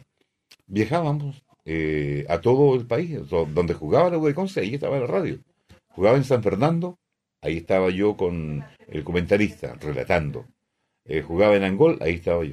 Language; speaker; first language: Spanish; native; Spanish